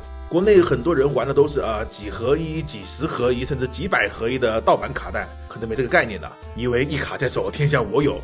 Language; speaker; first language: Chinese; native; Chinese